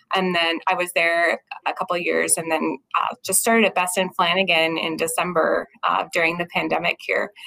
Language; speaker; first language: English; native; English